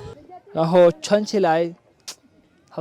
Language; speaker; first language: Chinese; non-native, fluent; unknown